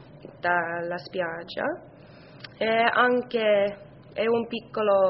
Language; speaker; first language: Italian; non-native, learner; English